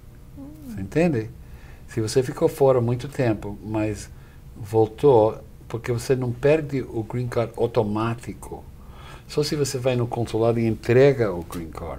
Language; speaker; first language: Portuguese; non-native, fluent; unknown